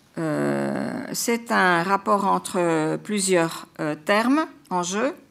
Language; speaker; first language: French; non-native, fluent; Croatian